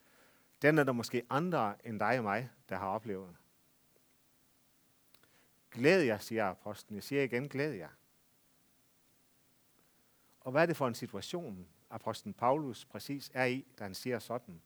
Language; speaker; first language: Danish; native; Danish